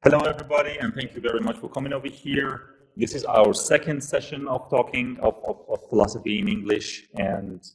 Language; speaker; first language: English; non-native, fluent; Persian